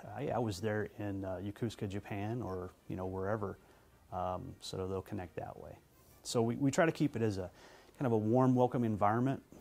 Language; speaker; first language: English; native; English